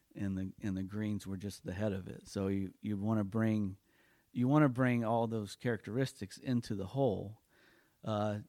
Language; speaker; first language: English; native; English